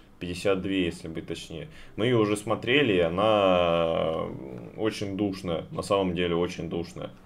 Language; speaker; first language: Russian; native; Russian